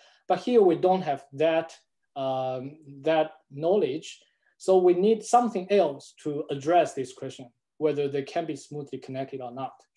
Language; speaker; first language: English; non-native, fluent; Chinese